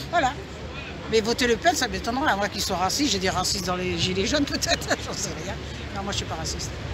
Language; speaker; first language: French; native; French